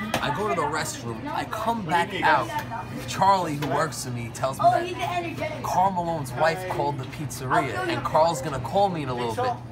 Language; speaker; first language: English; native; English